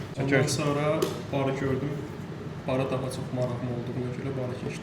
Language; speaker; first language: Azerbaijani; native; Azerbaijani